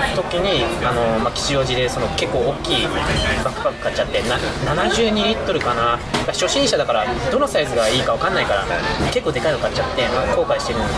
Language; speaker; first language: Japanese; native; Japanese